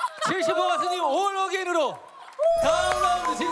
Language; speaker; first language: Korean; native; Korean